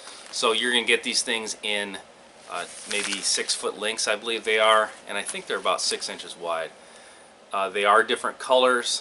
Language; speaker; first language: English; native; English